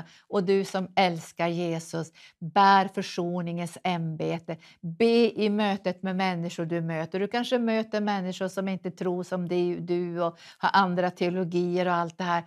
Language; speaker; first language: Swedish; native; Swedish